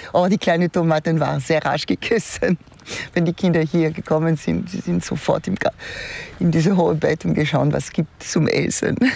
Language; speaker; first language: German; non-native, fluent; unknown